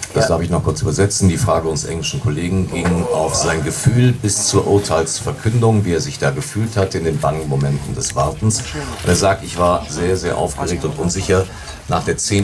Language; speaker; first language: German; native; German